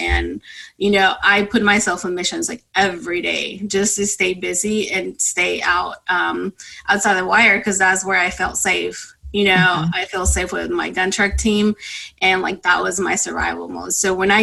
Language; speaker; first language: English; non-native, fluent; Spanish